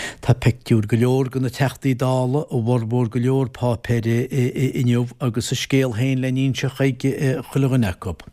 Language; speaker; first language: Irish; native; Irish